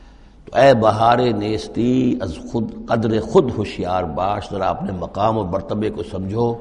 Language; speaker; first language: Urdu; native; Urdu